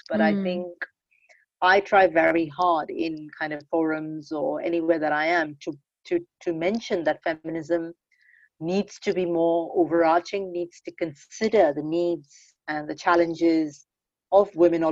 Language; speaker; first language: English; non-native, local second language; Hindi